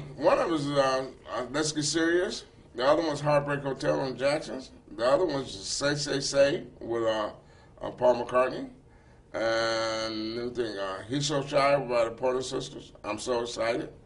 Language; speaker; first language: English; native; English